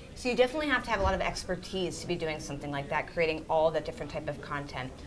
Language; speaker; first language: English; native; English